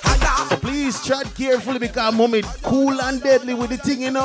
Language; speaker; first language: English; non-native, local second language; Jamaican Creole English